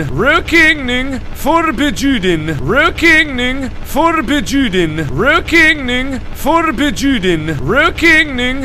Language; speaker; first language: Swedish; non-native, learner; English